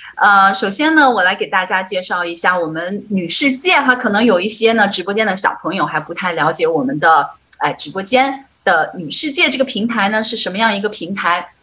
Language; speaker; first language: Chinese; native; Chinese